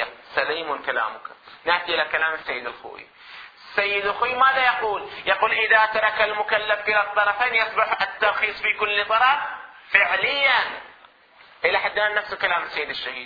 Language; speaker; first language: Arabic; native; Arabic